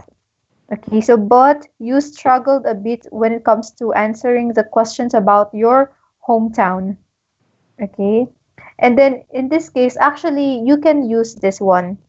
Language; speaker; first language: English; non-native, local second language; Filipino